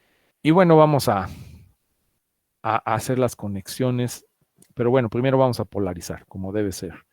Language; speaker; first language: Spanish; native; Spanish